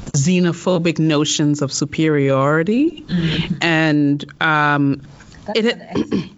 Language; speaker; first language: English; native; English